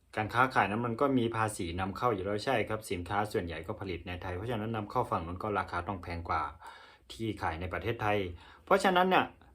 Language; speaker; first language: Thai; native; Thai